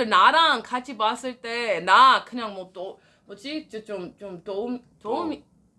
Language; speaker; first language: Korean; non-native, learner; English